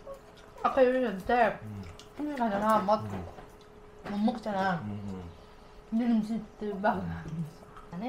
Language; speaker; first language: Korean; non-native, fluent; Arabic